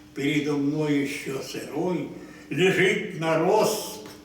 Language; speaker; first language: Russian; non-native, local second language; Ukrainian